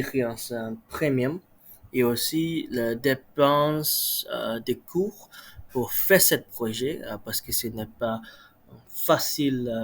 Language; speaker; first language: French; non-native, learner; Malay